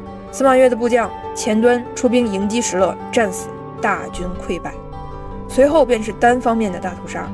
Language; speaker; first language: Chinese; native; Chinese